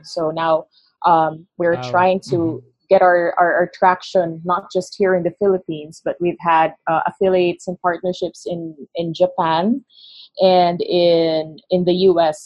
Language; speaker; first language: English; non-native, local second language; Hiligaynon